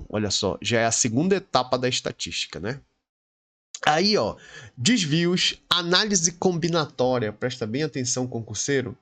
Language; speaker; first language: Portuguese; native; Portuguese